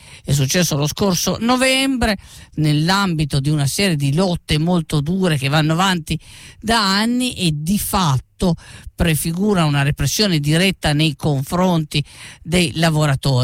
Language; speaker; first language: Italian; native; Italian